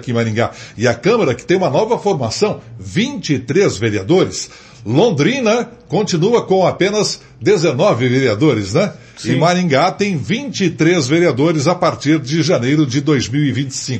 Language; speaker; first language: Portuguese; native; Portuguese